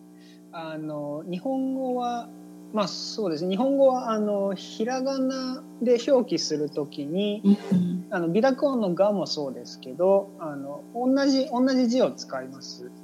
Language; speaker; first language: Japanese; native; Japanese